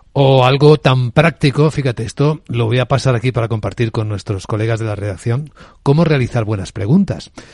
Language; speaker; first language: Spanish; native; Spanish